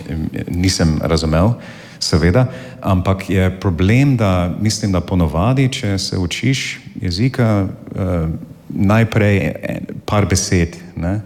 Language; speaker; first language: Slovenian; non-native, fluent; English